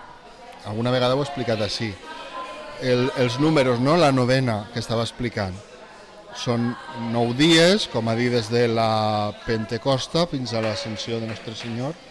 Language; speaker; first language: Catalan; native; Catalan